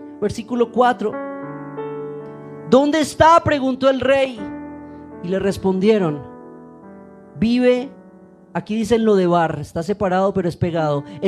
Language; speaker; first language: Spanish; native; Spanish